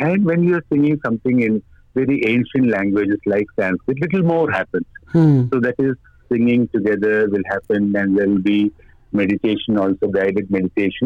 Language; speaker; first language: English; non-native, local second language; Malayalam